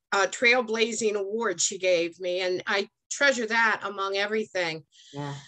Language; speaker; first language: English; native; English